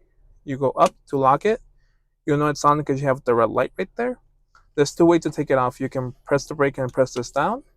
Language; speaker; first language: English; native; English